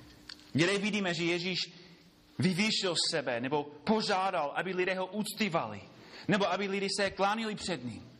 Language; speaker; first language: Czech; non-native, fluent; English